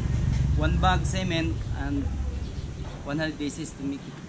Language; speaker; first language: English; non-native, learner; Filipino